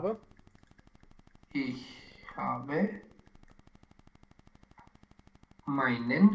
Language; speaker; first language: German; non-native, learner; Romanian